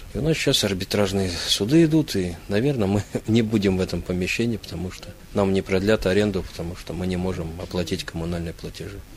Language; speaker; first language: Russian; native; Russian